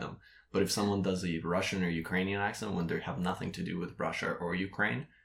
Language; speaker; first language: English; non-native, fluent; Russian